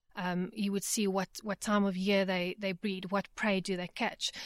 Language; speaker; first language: English; native; English